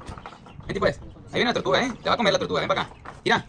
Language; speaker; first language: Spanish; early bilingual, heritage; Spanish